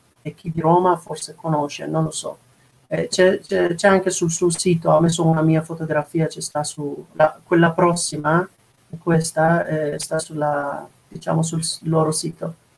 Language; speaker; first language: Italian; non-native, fluent; Persian